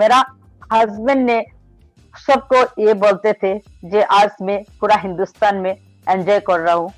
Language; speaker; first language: Hindi; non-native, local second language; Bangla